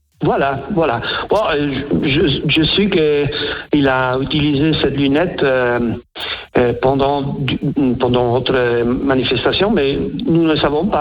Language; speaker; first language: French; non-native, fluent; Italian